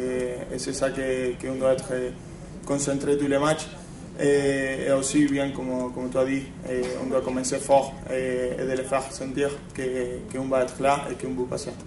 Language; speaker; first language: French; non-native, fluent; Spanish